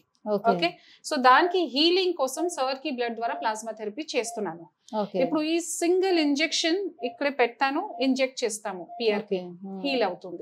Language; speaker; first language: Telugu; non-native, fluent; Hindi